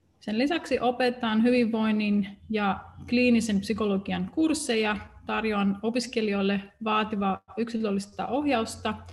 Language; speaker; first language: Finnish; non-native, fluent; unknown